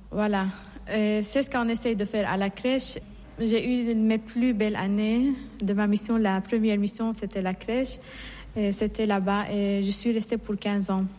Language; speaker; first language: French; non-native, fluent; Persian